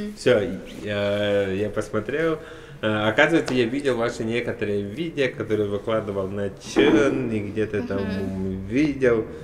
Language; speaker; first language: Russian; non-native, local second language; Tuvinian